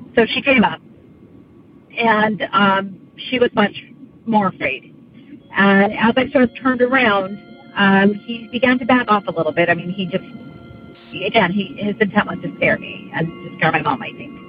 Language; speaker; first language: English; native; English